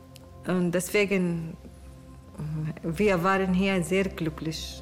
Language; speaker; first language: German; non-native, learner; Arabic